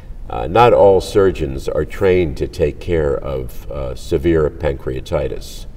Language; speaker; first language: English; native; English